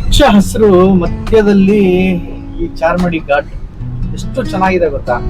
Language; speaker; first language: Kannada; non-native, local second language; Tulu